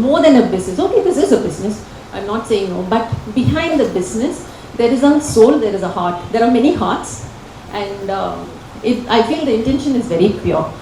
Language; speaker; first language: English; non-native, local second language; Tamil